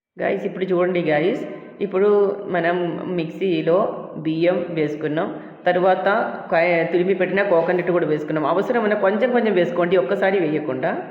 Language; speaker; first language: Telugu; non-native, local second language; Malayalam